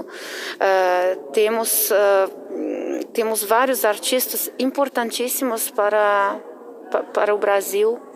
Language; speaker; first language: Portuguese; non-native, fluent; Russian